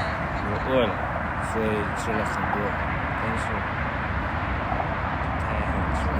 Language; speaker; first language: Chinese; non-native, learner; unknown